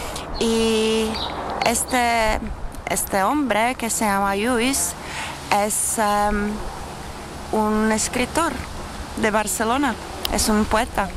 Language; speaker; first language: Spanish; non-native, fluent; Czech